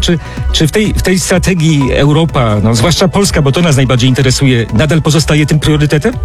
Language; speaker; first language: Polish; native; Polish